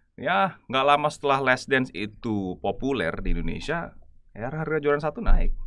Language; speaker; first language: Indonesian; native; Indonesian